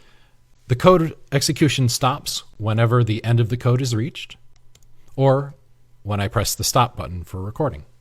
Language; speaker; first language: English; native; English